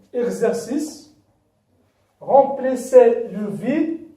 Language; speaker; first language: French; non-native, local second language; Arabic